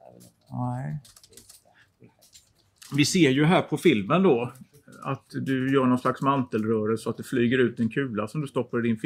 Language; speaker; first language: Swedish; native; Swedish